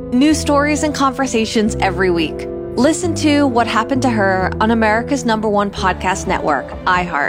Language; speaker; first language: English; native; English